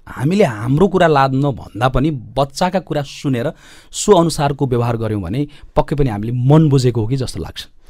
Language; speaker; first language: Nepali; native; Nepali